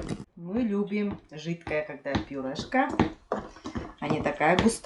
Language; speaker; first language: Russian; native; Russian